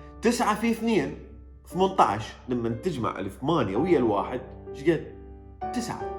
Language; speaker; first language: Arabic; native; Arabic